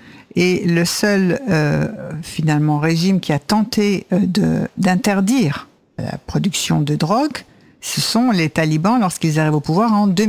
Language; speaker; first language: French; native; French